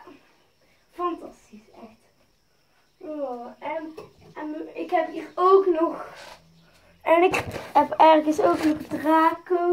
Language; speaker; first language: Dutch; native; Dutch